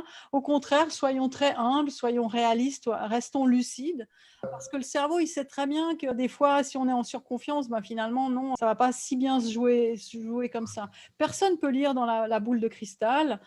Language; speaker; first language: French; native; French